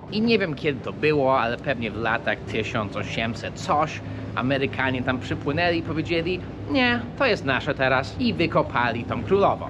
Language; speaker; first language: Polish; non-native, fluent; English